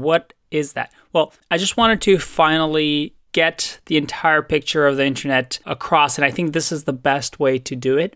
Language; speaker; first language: English; native; English